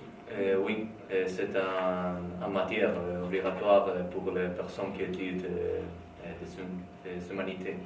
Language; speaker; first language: French; non-native, learner; Spanish